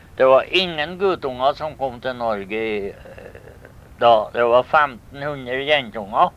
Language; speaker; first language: Norwegian; early bilingual, heritage; Norwegian